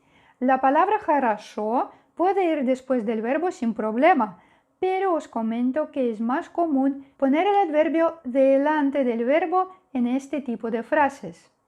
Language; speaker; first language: Spanish; non-native, fluent; Russian